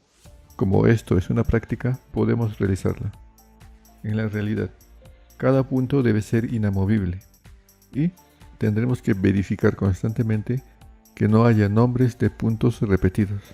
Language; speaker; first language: Spanish; native; Spanish